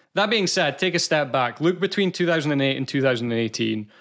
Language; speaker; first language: English; native; English